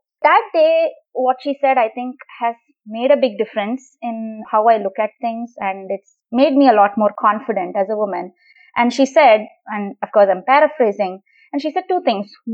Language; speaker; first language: English; non-native, local second language; Tamil